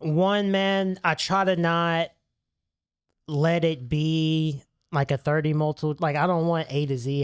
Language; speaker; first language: English; native; English